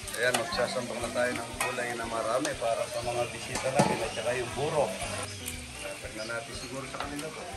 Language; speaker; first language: Filipino; non-native, local second language; Pampanga